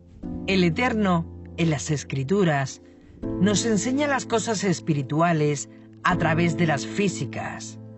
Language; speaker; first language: Spanish; native; Spanish